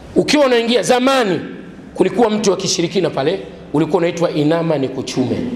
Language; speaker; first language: Swahili; native; Swahili